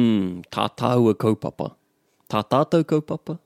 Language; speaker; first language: Māori; non-native, learner; English